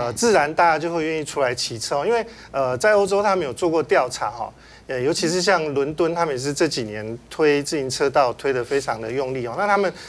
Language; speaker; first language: Chinese; native; Chinese